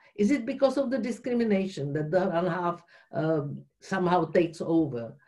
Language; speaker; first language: English; non-native, fluent; Czech